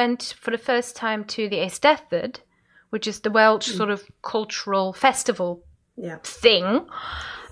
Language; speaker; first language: English; non-native, fluent; German